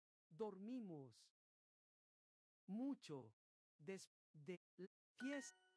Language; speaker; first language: Spanish; non-native, learner; Czech